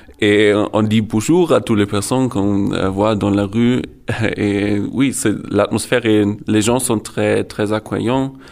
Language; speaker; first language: French; non-native, learner; German